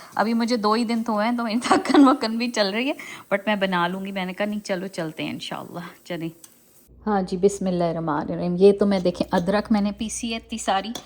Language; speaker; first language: Urdu; native; Urdu